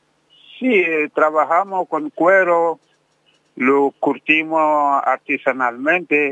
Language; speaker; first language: Spanish; non-native, fluent; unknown